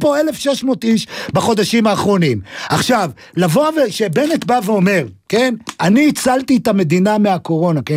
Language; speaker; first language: Hebrew; native; Hebrew